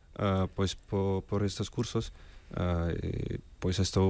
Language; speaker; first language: Galician; non-native, fluent; Russian